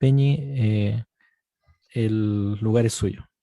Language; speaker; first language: Spanish; native; Spanish